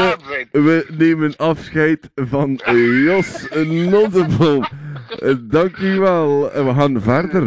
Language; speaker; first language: Dutch; native; Dutch